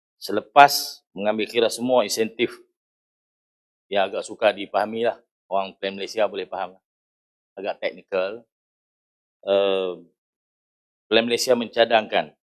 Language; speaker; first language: Malay; native; Malay